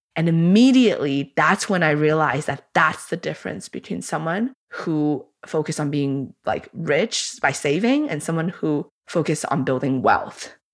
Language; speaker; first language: English; early bilingual, other home language; Chinese